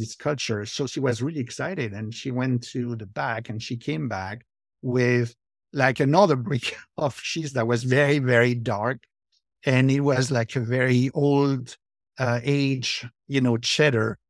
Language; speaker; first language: English; non-native, fluent; French